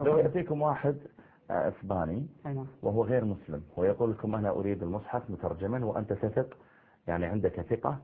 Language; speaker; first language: Arabic; native; Arabic